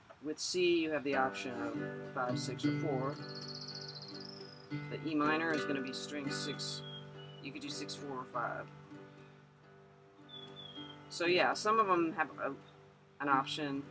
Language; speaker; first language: English; native; English